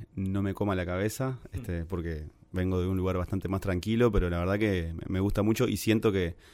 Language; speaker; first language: Spanish; native; Spanish